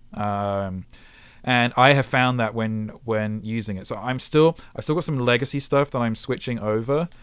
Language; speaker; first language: English; native; English